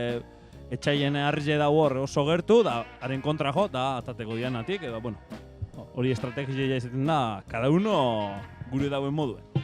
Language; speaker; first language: Basque; native; Basque